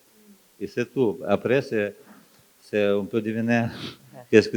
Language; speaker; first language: French; non-native, fluent; Ukrainian